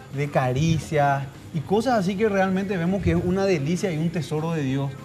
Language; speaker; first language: Spanish; native; Spanish